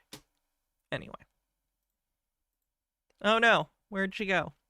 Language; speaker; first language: English; native; English